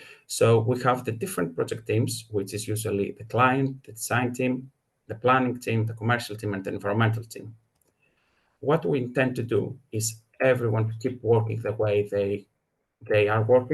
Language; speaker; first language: English; non-native, fluent; Greek